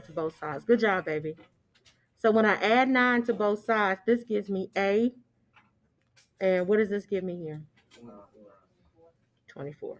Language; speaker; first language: English; native; English